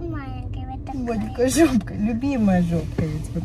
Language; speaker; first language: Russian; native; Russian